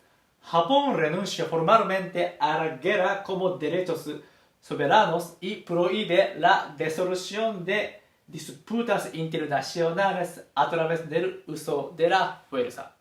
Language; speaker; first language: Spanish; non-native, fluent; Japanese